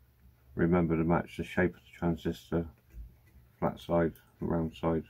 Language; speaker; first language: English; native; English